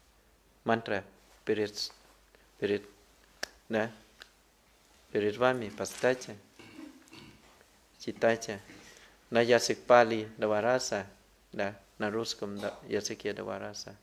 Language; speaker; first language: Russian; non-native, learner; Thai